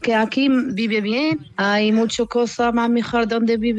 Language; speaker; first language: Spanish; non-native, learner; Arabic